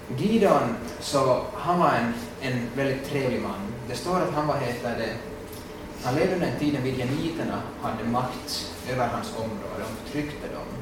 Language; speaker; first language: Swedish; native; Swedish